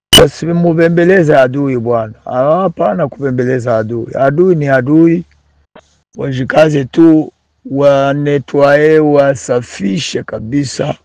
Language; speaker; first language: Swahili; native; Swahili